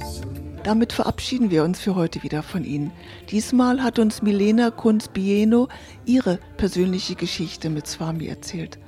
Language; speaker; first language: German; native; German